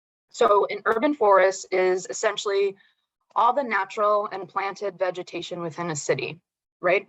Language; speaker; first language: English; native; English